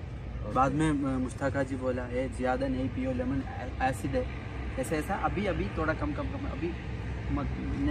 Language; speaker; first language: Hindi; non-native, local second language; Malayalam